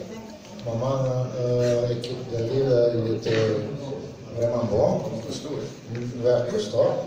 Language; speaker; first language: French; non-native, learner; Serbian